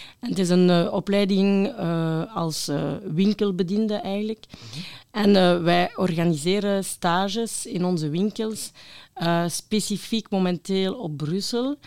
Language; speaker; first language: Dutch; non-native, local second language; French